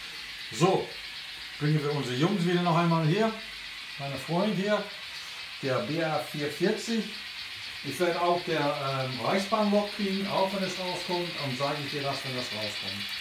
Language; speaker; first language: German; non-native, learner; English